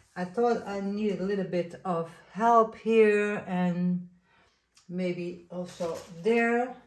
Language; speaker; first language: English; non-native, fluent; Dutch